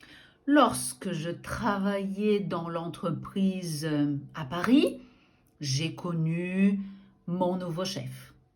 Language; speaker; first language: French; non-native, fluent; Portuguese